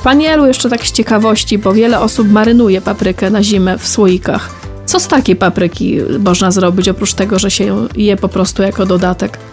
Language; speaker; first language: Polish; native; Polish